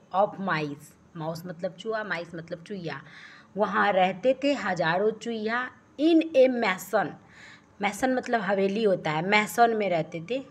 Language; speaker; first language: Hindi; native; Hindi